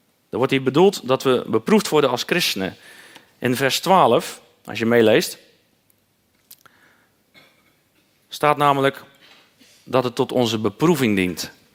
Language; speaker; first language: Dutch; native; Dutch